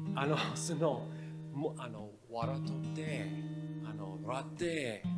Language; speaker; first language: Japanese; non-native, learner; English